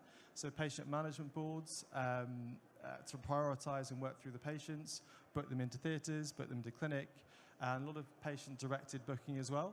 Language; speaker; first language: English; native; English